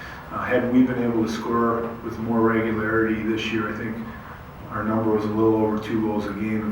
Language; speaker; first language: English; native; English